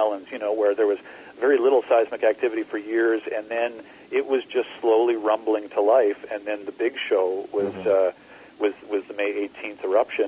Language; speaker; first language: English; native; English